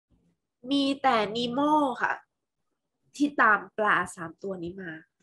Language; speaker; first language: Thai; native; Thai